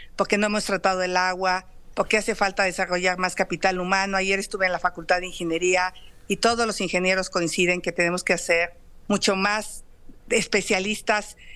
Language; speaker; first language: Spanish; native; Spanish